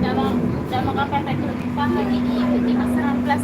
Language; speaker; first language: Indonesian; native; Indonesian